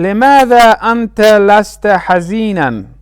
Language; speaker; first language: Arabic; non-native, fluent; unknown